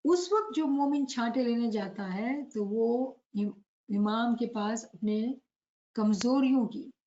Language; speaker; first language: Hindi; non-native, local second language; Gujarati